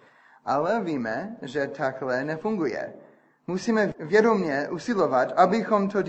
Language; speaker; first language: Czech; non-native, fluent; English